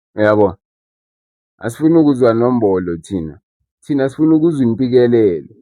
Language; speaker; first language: Zulu; non-native, local second language; Xhosa